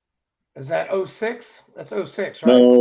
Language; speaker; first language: English; native; English